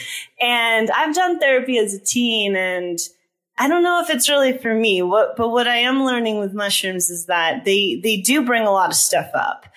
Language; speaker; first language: English; native; English